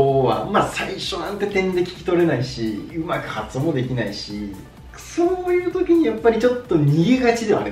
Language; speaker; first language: Japanese; native; Japanese